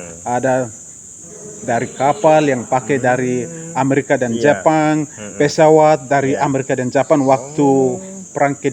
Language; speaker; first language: Indonesian; non-native, fluent; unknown